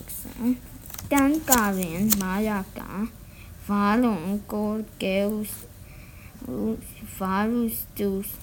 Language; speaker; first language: Finnish; non-native, learner; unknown